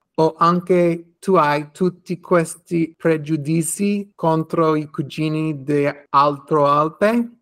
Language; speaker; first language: Italian; non-native, fluent; English